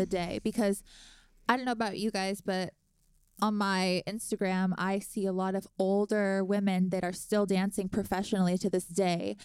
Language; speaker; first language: English; native; English